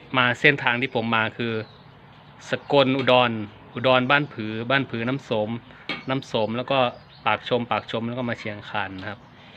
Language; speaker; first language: Thai; native; Thai